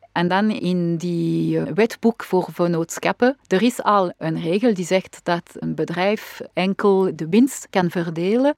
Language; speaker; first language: Dutch; non-native, local second language; French